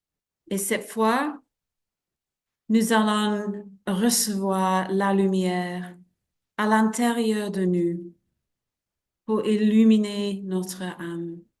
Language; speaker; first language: French; non-native, fluent; English